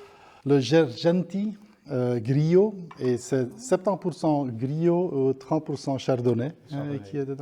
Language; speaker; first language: French; non-native, local second language; Dutch